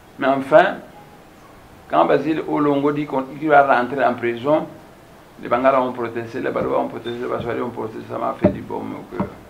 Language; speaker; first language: French; non-native, local second language; Kongo